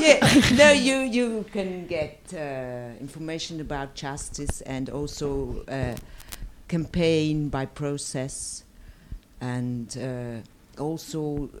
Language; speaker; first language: English; non-native, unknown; German